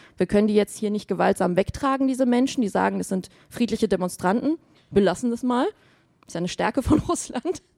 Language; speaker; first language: German; early bilingual, other home language; Armenian